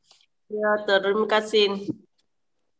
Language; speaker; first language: Indonesian; non-native, learner; Vietnamese